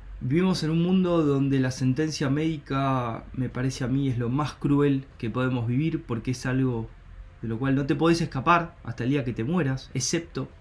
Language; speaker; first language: Spanish; native; Spanish